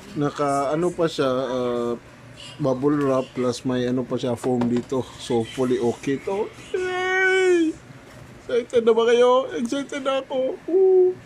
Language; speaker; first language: Filipino; non-native, local second language; Cebuano